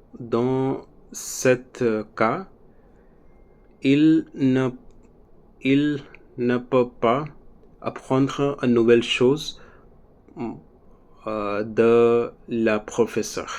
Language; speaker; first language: French; non-native, learner; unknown